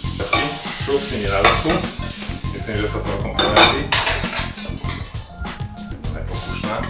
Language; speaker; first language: Slovak; native; Slovak